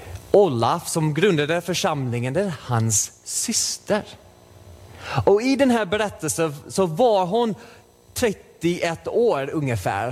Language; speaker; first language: Swedish; non-native, fluent; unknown